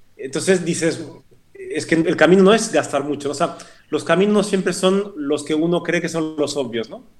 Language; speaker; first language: Spanish; non-native, fluent; French